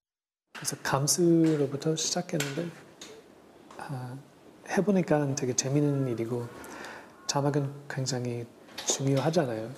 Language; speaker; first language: Korean; non-native, fluent; English